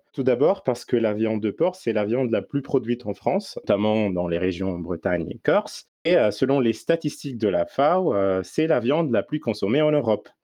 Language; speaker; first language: French; non-native, local second language; Arabic